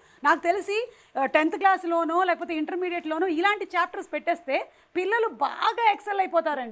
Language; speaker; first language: Telugu; native; Telugu